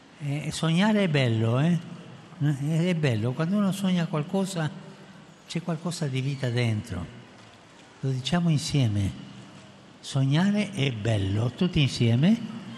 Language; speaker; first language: Italian; non-native, fluent; Spanish